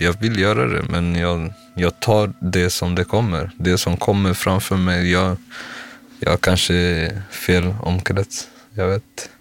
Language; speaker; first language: Swedish; early bilingual, other home language; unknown